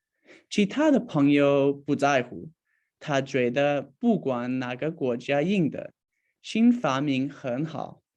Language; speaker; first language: Chinese; non-native, learner; English